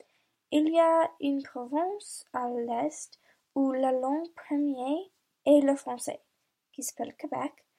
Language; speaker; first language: French; non-native, learner; English